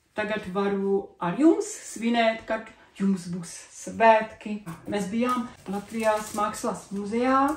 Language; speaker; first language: Latvian; non-native, learner; Czech